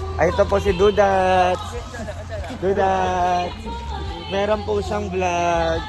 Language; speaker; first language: Filipino; non-native, local second language; Cebuano